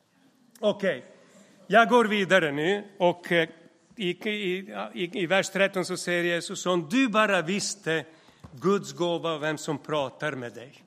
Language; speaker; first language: Swedish; non-native, fluent; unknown